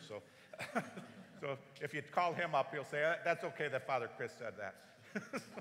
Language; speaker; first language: English; native; English